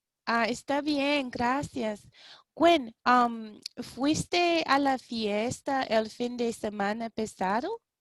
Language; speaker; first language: Spanish; non-native, learner; English